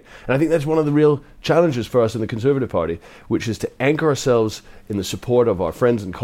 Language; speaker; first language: English; native; English